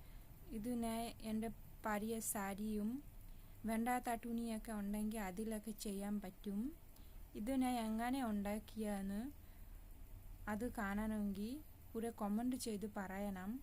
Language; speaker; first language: Malayalam; non-native, local second language; Bangla